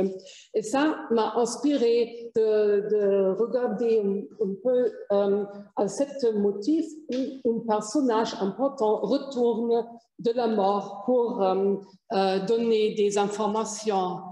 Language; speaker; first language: French; non-native, fluent; German